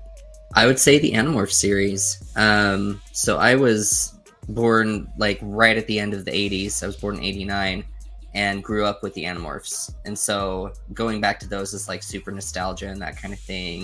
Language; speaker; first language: English; native; English